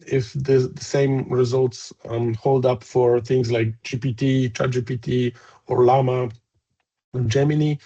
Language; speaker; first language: English; non-native, fluent; Polish